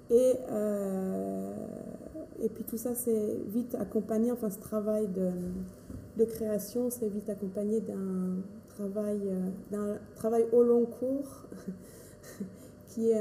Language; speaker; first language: French; native; French